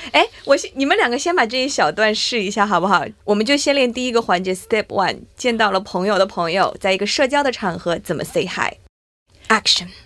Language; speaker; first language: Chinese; native; Chinese